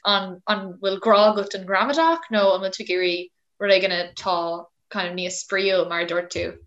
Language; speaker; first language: Irish; non-native, local second language; English